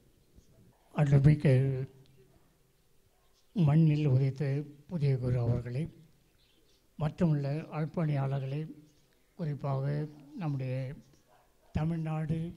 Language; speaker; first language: Tamil; native; Tamil